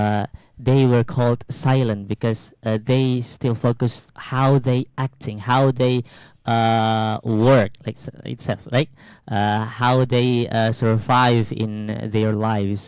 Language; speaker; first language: English; non-native, learner; Indonesian